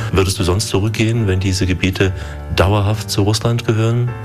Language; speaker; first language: German; native; German